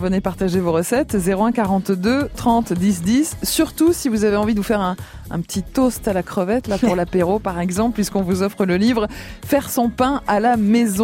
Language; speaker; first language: French; native; French